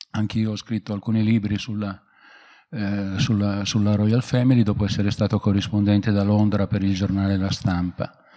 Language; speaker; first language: Italian; native; Italian